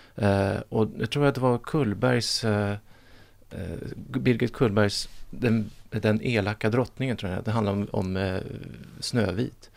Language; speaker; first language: Swedish; native; Swedish